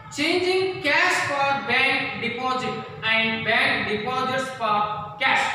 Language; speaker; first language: English; non-native, local second language; Kannada